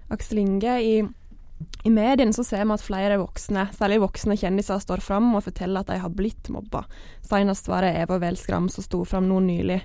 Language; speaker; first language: Norwegian; native; Norwegian